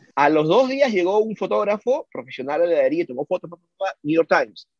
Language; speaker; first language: Spanish; native; Spanish